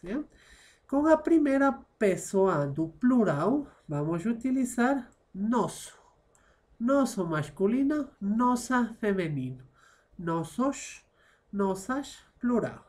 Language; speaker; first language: Portuguese; non-native, fluent; Spanish